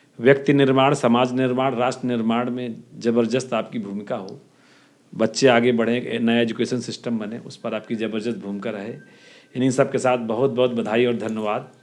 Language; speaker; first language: Hindi; native; Hindi